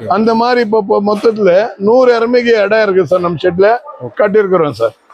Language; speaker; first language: Tamil; non-native, local second language; Telugu